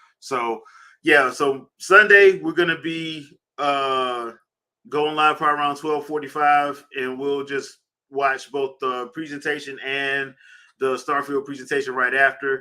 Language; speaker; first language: English; native; English